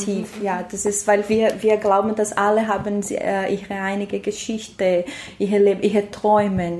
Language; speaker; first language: German; non-native, learner; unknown